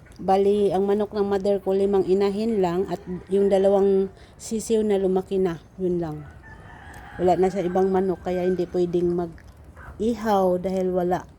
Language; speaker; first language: Filipino; non-native, local second language; Cebuano